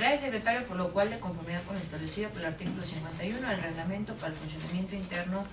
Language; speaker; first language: Spanish; native; Spanish